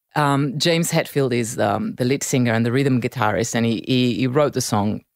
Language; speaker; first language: English; non-native, fluent; Italian